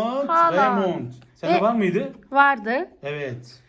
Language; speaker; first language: Turkish; native; Turkish